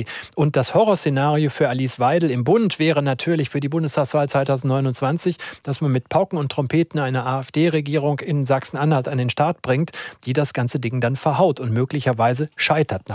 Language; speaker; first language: German; native; German